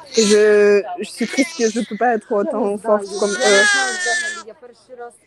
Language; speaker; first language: French; non-native, fluent; Ukrainian